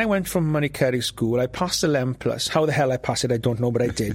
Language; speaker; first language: English; non-native, local second language; Welsh